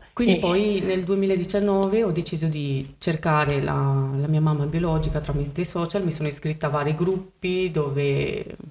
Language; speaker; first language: Italian; early bilingual, other home language; Spanish